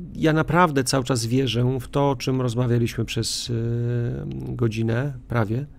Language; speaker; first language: Polish; native; Polish